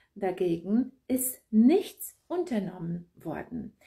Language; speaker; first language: German; non-native, fluent; Polish